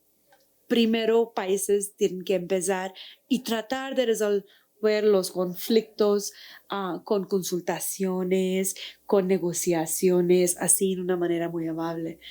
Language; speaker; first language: Spanish; non-native, fluent; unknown